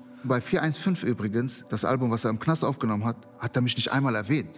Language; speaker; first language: German; early bilingual, other home language; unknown